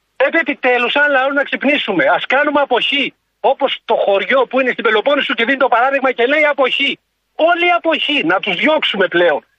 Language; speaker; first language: Greek; native; Greek